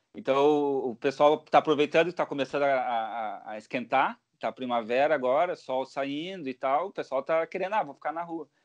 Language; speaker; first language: Portuguese; native; Portuguese